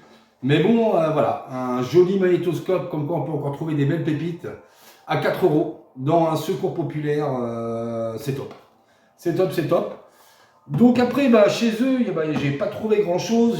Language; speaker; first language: French; native; French